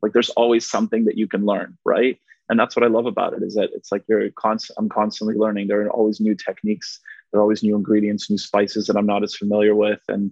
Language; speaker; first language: English; non-native, fluent; Polish